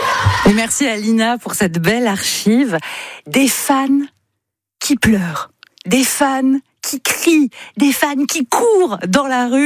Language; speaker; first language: French; native; French